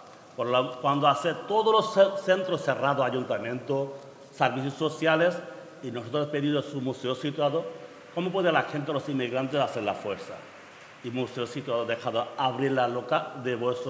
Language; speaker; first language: Spanish; non-native, learner; Bangla